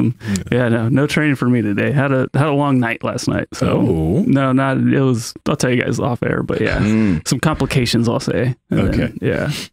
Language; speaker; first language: English; native; English